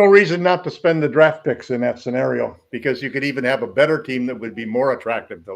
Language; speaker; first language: English; native; English